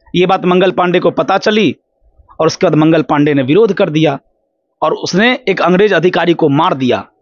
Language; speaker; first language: Hindi; native; Hindi